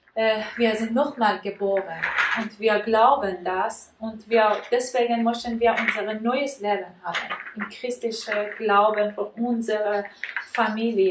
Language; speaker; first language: German; non-native, learner; Persian